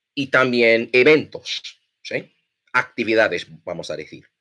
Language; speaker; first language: Spanish; non-native, fluent; English